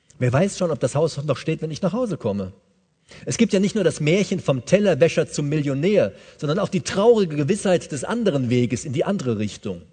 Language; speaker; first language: German; native; German